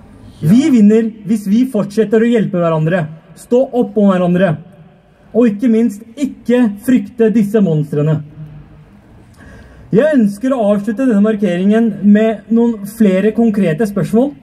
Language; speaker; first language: Norwegian; early bilingual, other home language; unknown